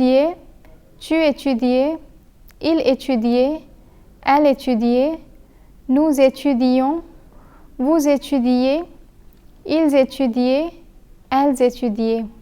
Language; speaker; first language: French; non-native, fluent; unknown